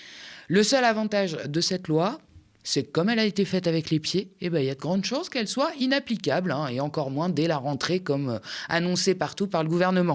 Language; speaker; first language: French; native; French